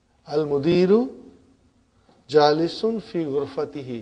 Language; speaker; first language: Arabic; non-native, fluent; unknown